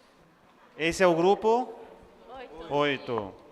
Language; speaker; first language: Portuguese; native; Portuguese